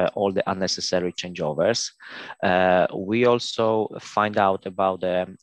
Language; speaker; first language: English; non-native, fluent; Polish